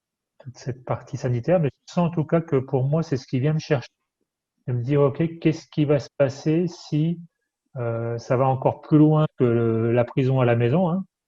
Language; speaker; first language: French; native; French